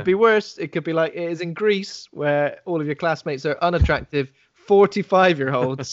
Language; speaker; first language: English; native; English